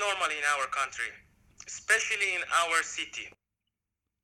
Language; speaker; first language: English; non-native, learner; Persian